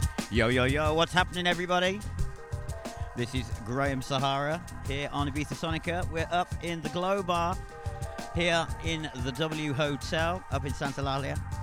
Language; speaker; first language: English; native; English